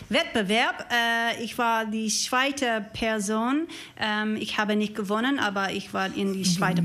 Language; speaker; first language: German; non-native, learner; English